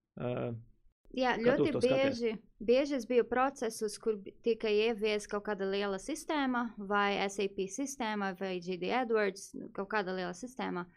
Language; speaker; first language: Latvian; non-native, fluent; Portuguese